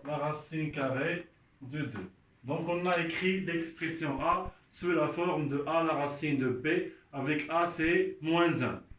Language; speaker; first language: French; non-native, local second language; Arabic